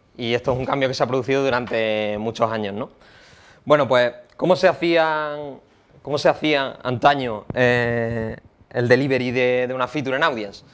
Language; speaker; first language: Spanish; native; Spanish